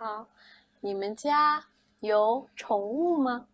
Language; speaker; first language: Chinese; non-native, fluent; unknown